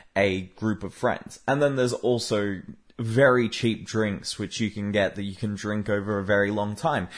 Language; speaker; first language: English; native; English